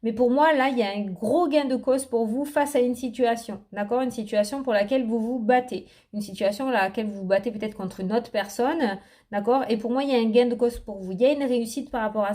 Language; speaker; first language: French; native; French